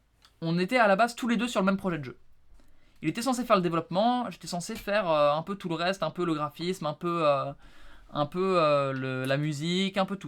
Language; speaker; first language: French; native; French